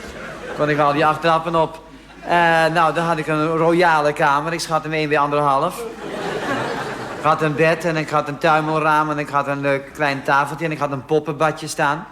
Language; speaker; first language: Dutch; native; Dutch